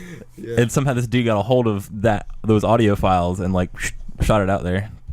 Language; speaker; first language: English; native; English